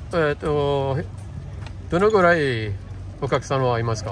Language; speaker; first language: Japanese; non-native, learner; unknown